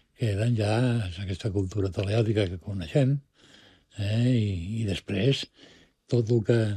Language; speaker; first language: Catalan; non-native, local second language; Spanish